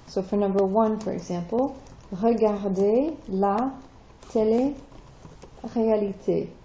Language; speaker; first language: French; non-native, fluent; English